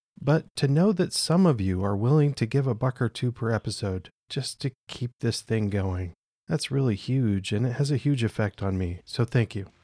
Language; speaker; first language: English; native; English